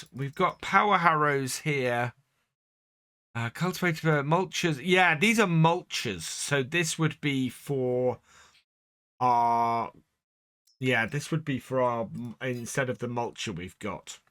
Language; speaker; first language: English; native; English